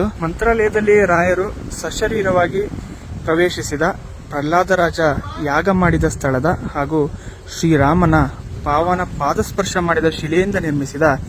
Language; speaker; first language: Kannada; native; Kannada